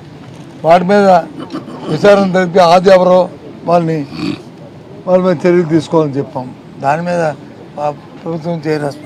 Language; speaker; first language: Telugu; native; Telugu